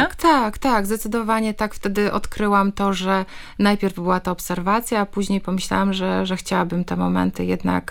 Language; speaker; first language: Polish; native; Polish